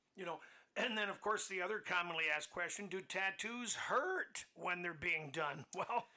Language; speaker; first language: English; native; English